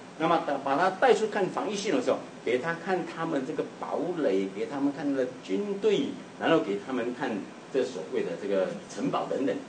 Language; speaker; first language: Chinese; native; Chinese